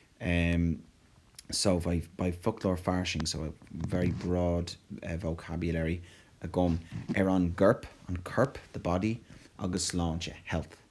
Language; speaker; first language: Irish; non-native, local second language; English